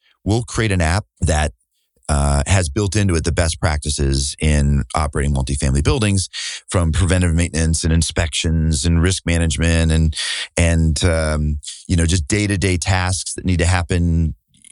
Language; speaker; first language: English; native; English